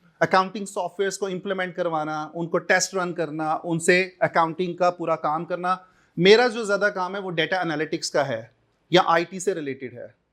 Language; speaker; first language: Urdu; non-native, local second language; Punjabi